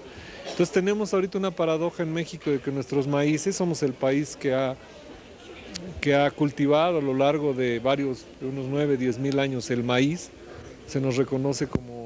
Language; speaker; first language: Spanish; native; Spanish